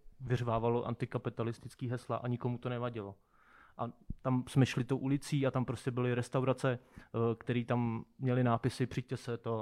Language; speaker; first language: Czech; native; Czech